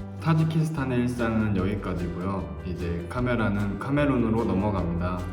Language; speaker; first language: Korean; native; Korean